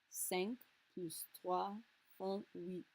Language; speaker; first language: French; non-native, fluent; English